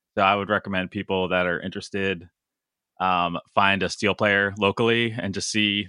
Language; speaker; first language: English; native; English